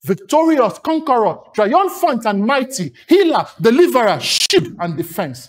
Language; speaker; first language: English; non-native, local second language; Yoruba